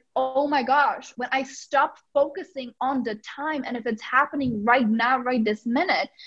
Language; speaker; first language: English; non-native, fluent; Czech